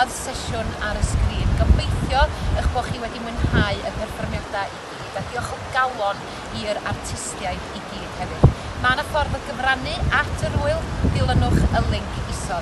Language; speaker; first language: Welsh; native; Welsh